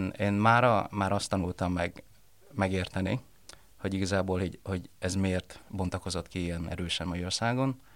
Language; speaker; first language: Hungarian; early bilingual, other home language; Vietnamese